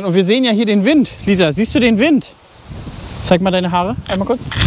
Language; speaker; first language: German; native; German